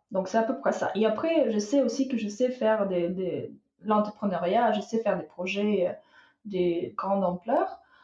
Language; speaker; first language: French; non-native, fluent; Russian